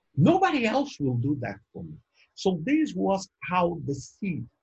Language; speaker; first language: English; non-native, fluent; Portuguese